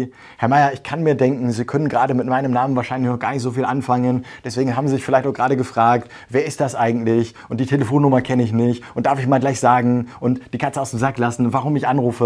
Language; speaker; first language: German; native; German